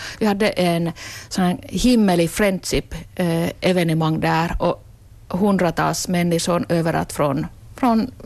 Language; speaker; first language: Swedish; non-native, local second language; Finnish